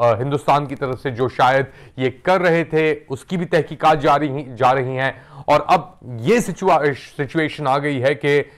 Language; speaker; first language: Urdu; native; Urdu